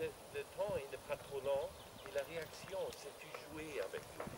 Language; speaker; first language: French; non-native, learner; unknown